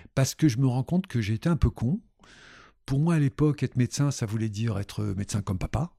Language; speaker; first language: French; native; French